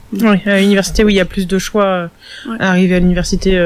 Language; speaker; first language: French; native; French